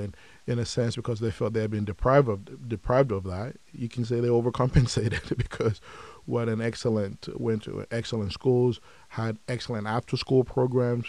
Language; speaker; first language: English; non-native, local second language; Yoruba